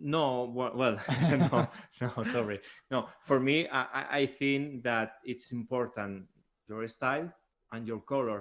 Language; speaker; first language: English; non-native, learner; Spanish